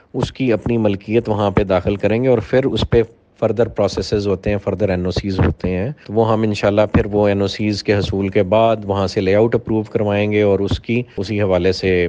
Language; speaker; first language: Urdu; native; Urdu